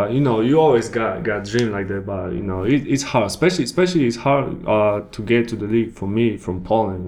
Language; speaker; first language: English; non-native, learner; Polish